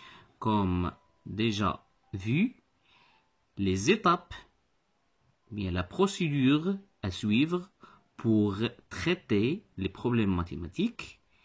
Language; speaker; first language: French; non-native, local second language; Arabic